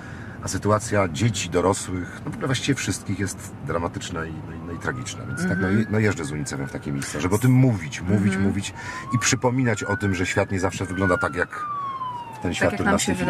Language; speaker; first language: Polish; native; Polish